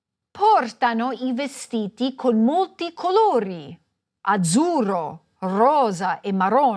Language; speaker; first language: Italian; non-native, fluent; English